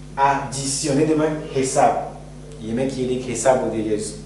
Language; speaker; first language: Turkish; non-native, fluent; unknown